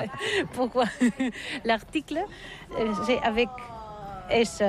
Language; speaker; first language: French; non-native, learner; Catalan